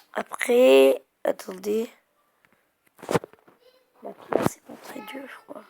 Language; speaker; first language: French; early bilingual, other home language; Arabic